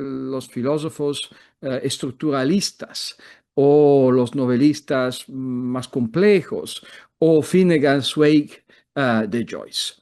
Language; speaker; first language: Spanish; non-native, fluent; Italian